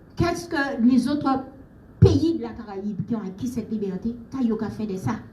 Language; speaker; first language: French; native; French